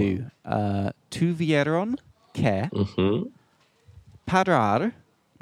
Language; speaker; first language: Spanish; non-native, learner; English